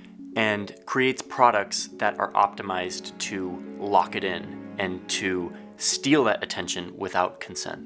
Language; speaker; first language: English; native; English